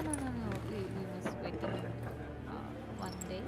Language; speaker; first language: English; non-native, learner; Indonesian